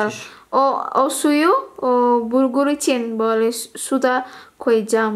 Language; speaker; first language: Turkish; non-native, learner; Indonesian